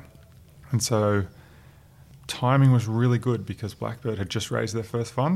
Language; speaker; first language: English; native; English